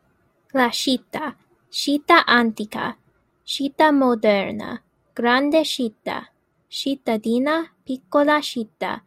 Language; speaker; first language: Italian; non-native, learner; English